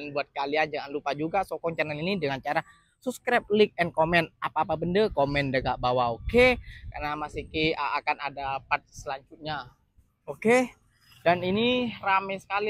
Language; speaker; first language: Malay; non-native, local second language; Javanese